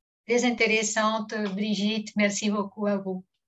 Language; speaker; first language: French; non-native, fluent; Spanish